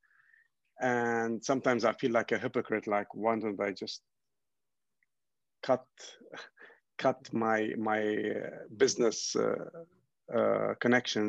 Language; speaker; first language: English; non-native, local second language; Arabic